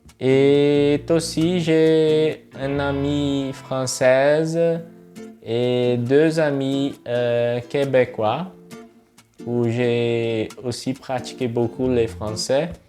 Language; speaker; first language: French; non-native, fluent; Portuguese